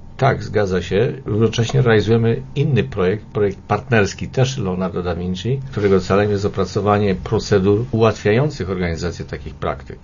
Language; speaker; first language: Polish; native; Polish